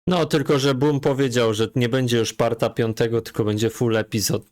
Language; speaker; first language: Polish; native; Polish